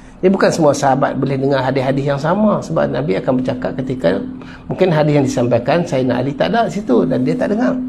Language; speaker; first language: Malay; native; Malay